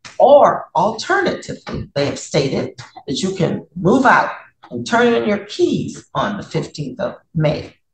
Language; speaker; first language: English; native; English